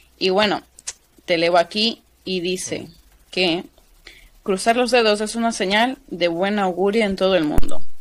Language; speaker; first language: Spanish; early bilingual, other home language; Portuguese